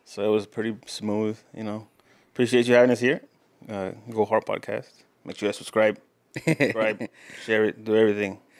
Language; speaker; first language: English; early bilingual, other home language; Spanish